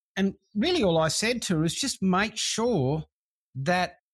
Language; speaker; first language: English; native; English